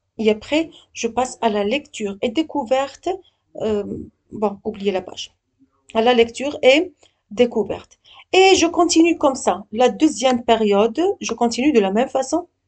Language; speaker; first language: French; non-native, local second language; Arabic